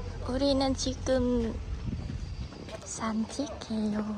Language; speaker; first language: Korean; non-native, learner; Vietnamese